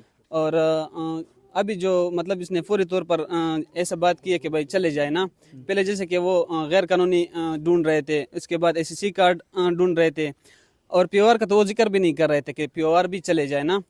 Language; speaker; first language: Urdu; early bilingual, heritage; Urdu